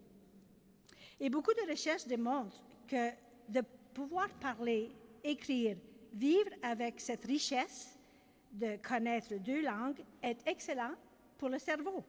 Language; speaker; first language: French; native; French